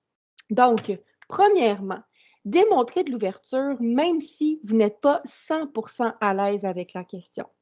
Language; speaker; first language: French; native; French